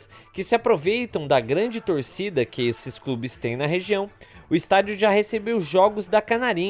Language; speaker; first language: Portuguese; native; Portuguese